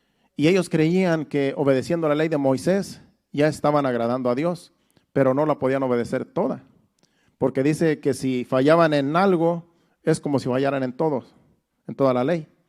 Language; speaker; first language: Spanish; native; Spanish